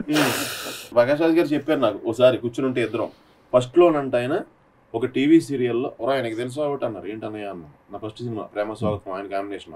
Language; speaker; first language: Telugu; native; Telugu